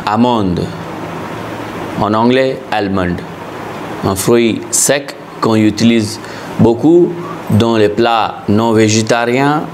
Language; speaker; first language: French; non-native, fluent; Hindi